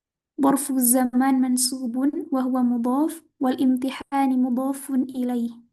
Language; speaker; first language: Arabic; non-native, learner; Indonesian